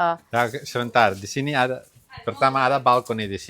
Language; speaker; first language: Indonesian; non-native, learner; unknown